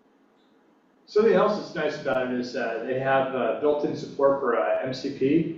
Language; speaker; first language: English; native; English